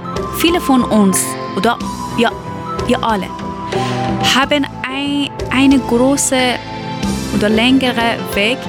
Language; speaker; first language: German; non-native, learner; Persian